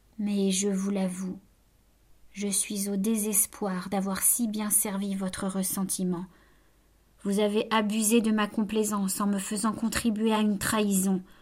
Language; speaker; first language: French; native; French